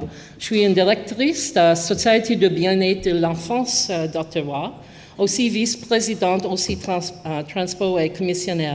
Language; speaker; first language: French; non-native, local second language; English